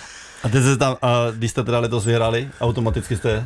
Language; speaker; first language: Czech; native; Czech